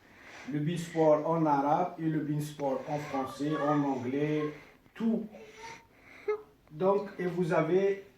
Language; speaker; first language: French; non-native, local second language; Arabic